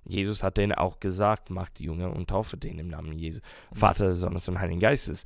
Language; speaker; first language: German; non-native, fluent; English